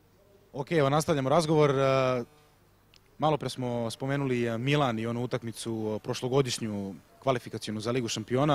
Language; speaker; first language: Serbian; native; Serbian